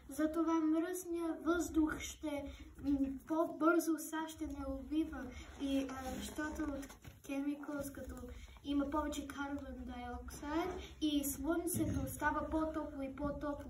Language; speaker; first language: Bulgarian; early bilingual, heritage; Bulgarian